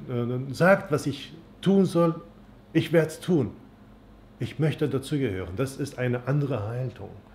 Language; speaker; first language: German; non-native, fluent; Turkish